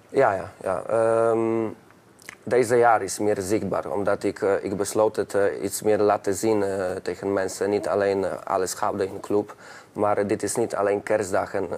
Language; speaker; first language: Dutch; non-native, learner; Polish